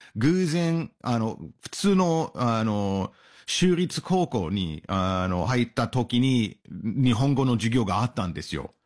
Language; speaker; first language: Japanese; non-native, fluent; English